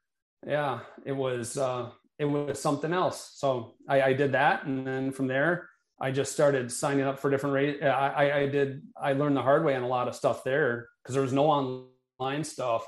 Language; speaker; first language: English; native; English